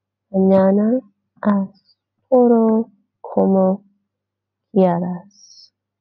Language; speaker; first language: Spanish; non-native, learner; English